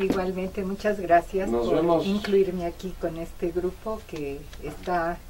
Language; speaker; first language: Spanish; native; Spanish